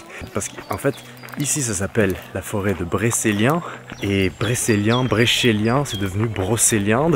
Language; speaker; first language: French; native; French